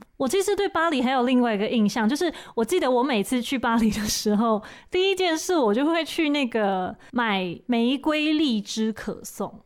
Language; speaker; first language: Chinese; native; Chinese